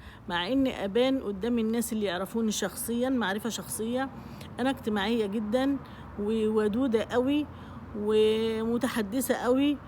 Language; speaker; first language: Arabic; native; Arabic